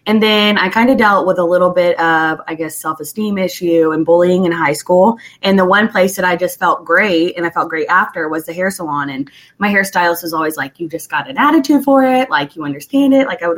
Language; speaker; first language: English; native; English